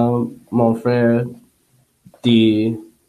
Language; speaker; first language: French; non-native, learner; English